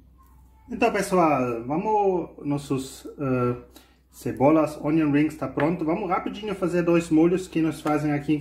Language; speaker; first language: Portuguese; non-native, fluent; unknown